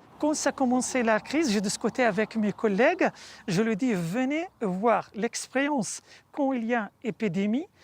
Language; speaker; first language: French; non-native, fluent; Arabic